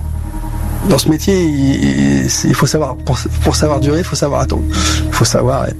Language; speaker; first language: French; native; French